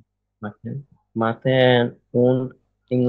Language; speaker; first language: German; non-native, learner; Bangla